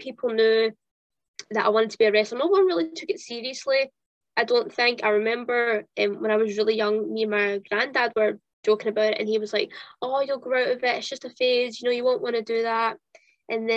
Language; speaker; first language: English; native; English